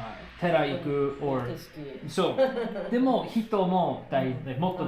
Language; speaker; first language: Japanese; non-native, learner; English